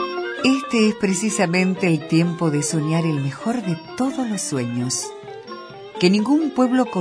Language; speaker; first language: Spanish; native; Spanish